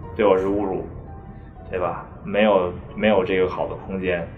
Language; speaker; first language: Chinese; native; Chinese